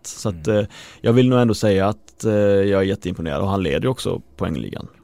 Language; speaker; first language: Swedish; native; Swedish